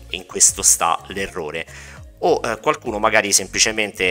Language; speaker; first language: Italian; native; Italian